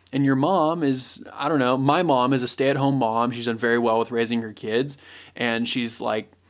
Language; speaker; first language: English; native; English